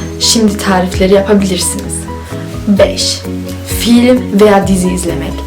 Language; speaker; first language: Turkish; early bilingual, heritage; Turkish